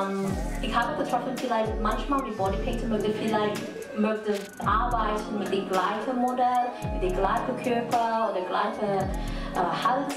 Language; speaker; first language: German; non-native, learner; Cantonese